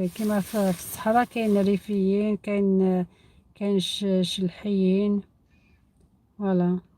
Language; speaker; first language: Arabic; non-native, local second language; Kabyle